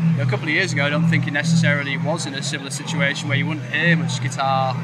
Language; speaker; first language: English; native; English